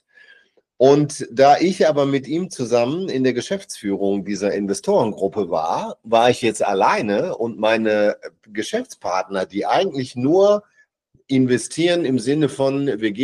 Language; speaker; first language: German; native; German